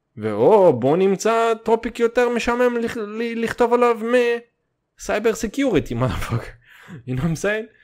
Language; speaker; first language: Hebrew; early bilingual, other home language; Russian